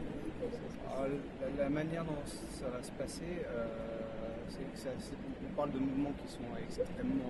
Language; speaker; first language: French; native; French